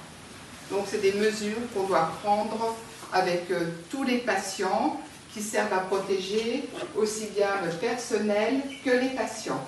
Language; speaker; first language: French; native; French